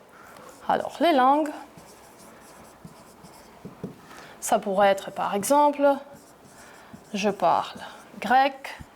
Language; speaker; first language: French; non-native, fluent; Greek